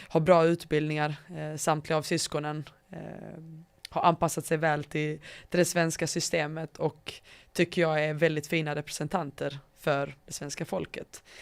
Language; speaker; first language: Swedish; early bilingual, other home language; Bosnian